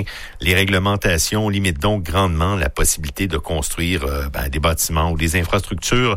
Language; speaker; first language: French; native; French